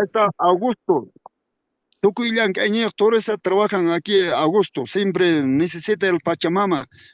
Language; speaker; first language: Spanish; non-native, local second language; Quechua